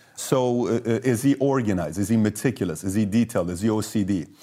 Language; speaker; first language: English; early bilingual, other home language; Persian